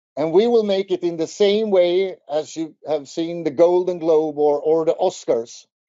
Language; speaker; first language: English; non-native, fluent; Swedish